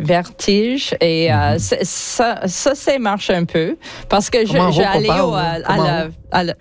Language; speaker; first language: French; non-native, learner; English